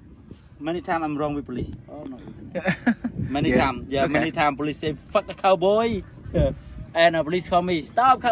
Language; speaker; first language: English; non-native, learner; Khmer